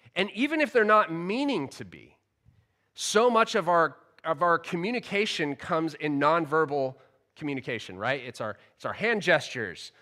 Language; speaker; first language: English; native; English